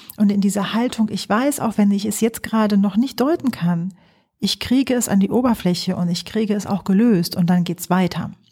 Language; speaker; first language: German; early bilingual, other home language; Polish